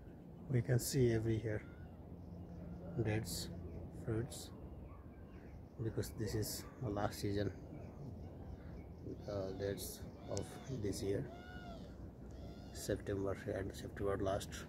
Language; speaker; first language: English; non-native, learner; Nepali